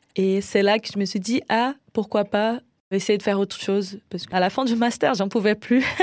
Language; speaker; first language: French; non-native, fluent; Portuguese